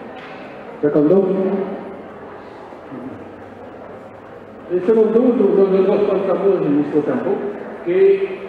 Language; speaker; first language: Spanish; non-native, learner; French